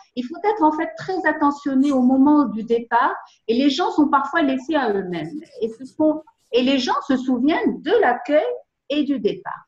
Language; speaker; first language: French; non-native, local second language; Arabic